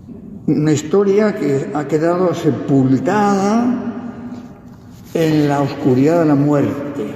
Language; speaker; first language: Spanish; native; Spanish